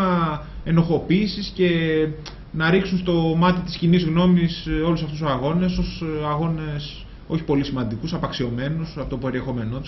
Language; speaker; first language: Greek; native; Greek